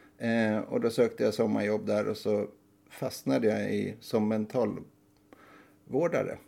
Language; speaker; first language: Swedish; native; Swedish